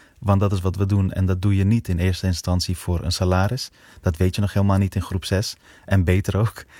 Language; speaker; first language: Dutch; early bilingual, other home language; Persian